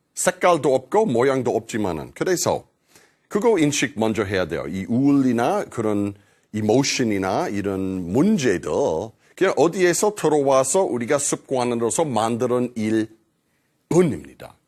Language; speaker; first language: Korean; non-native, fluent; English